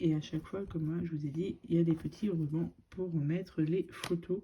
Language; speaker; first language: French; native; French